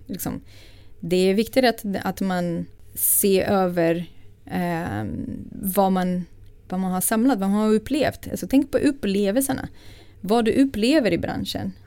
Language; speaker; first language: Swedish; non-native, fluent; Portuguese